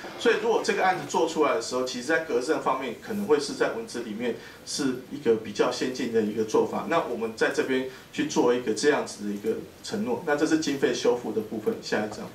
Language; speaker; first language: Chinese; native; Chinese